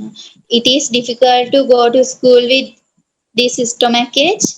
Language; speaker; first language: English; non-native, learner; Sinhala